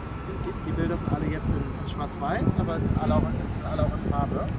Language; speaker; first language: German; native; German